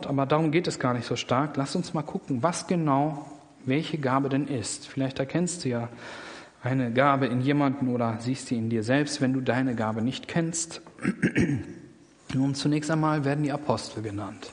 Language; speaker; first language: German; native; German